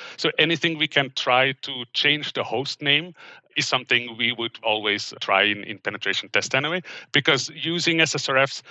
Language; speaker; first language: English; non-native, fluent; Dutch